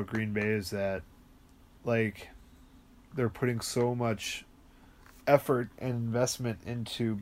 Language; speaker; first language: English; native; English